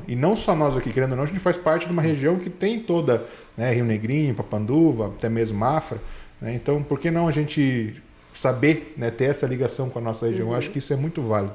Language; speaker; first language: Portuguese; native; Portuguese